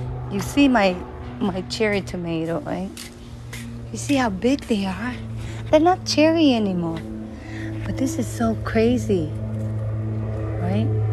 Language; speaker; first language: English; non-native, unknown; Vietnamese